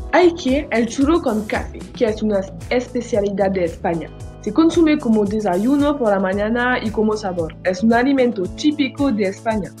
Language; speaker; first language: Spanish; non-native, learner; French